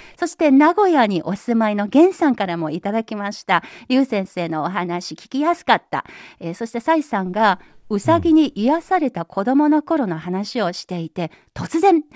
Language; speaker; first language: Japanese; non-native, fluent; Chinese